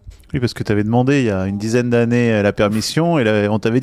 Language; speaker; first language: French; native; French